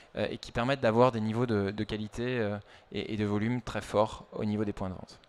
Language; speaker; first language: French; native; French